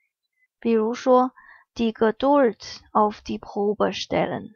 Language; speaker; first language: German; non-native, fluent; Chinese